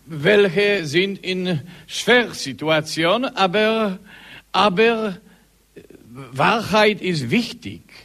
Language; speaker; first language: German; non-native, learner; Polish